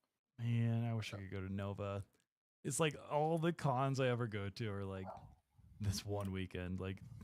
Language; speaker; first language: English; native; English